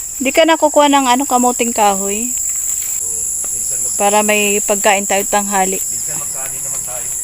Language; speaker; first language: Filipino; native; Filipino